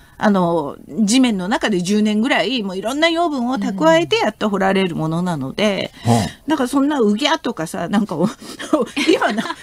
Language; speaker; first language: Japanese; non-native, fluent; Korean